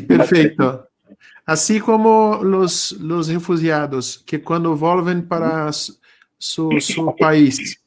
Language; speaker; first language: Spanish; non-native, learner; Portuguese